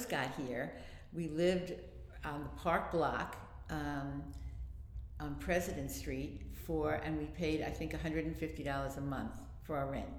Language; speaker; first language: English; native; English